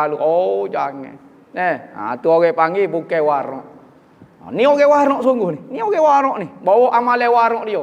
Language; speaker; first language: Malay; native; Malay